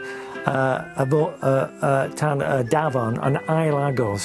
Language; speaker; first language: Welsh; non-native, learner; English